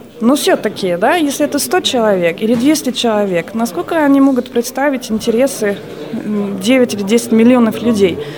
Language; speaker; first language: Russian; non-native, fluent; French